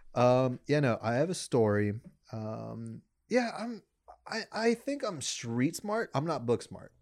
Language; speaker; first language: English; non-native, fluent; Spanish